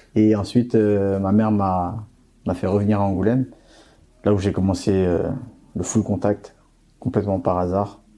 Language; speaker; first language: French; early bilingual, other home language; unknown